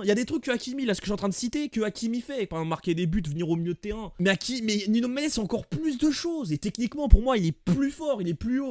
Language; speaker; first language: French; native; French